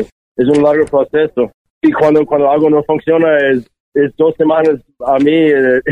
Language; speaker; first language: Spanish; non-native, learner; English